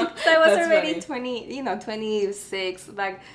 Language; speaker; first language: English; early bilingual, other home language; Spanish